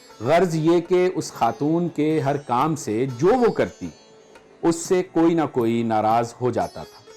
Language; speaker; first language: Urdu; native; Urdu